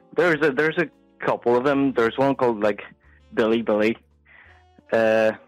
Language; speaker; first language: English; non-native, fluent; Polish